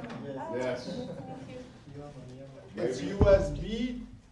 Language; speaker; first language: English; non-native, fluent; Dutch